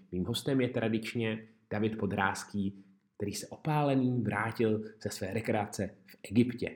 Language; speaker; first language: Czech; native; Czech